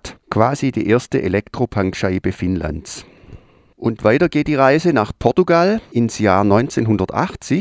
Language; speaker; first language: German; native; German